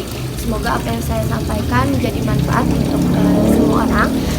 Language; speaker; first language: Indonesian; native; Indonesian